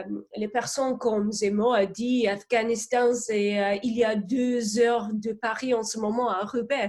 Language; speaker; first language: French; non-native, fluent; English